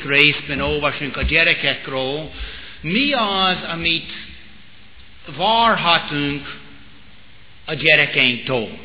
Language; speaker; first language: Hungarian; non-native, fluent; English